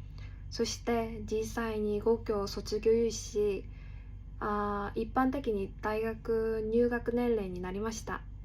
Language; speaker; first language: Japanese; non-native, learner; Korean